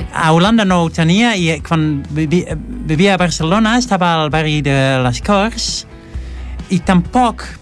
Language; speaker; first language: Catalan; non-native, fluent; Dutch